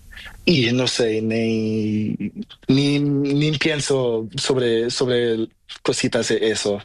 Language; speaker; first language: Spanish; non-native, learner; Portuguese